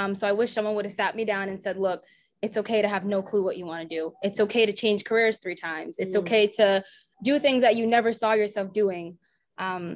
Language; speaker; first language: English; native; English